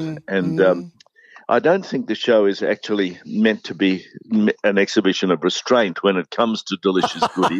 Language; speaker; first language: English; native; English